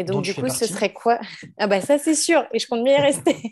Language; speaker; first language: French; native; French